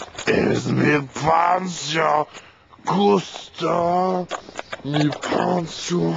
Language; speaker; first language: Spanish; non-native, learner; English